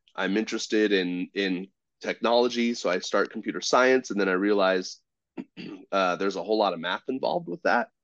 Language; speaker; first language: English; native; English